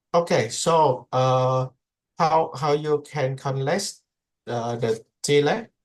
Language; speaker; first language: English; non-native, learner; Indonesian